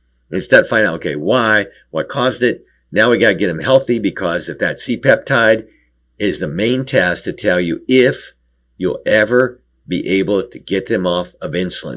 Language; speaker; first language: English; native; English